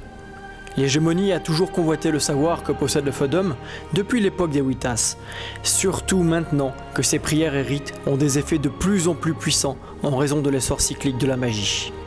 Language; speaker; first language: French; native; French